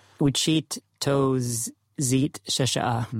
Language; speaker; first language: Russian; non-native, learner; English